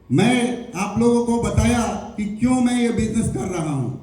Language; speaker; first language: Hindi; non-native, local second language; Bangla